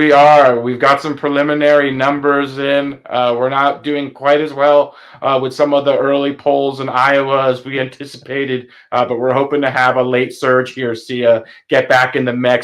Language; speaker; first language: English; native; English